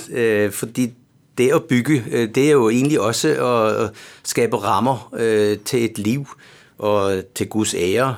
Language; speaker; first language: Danish; native; Danish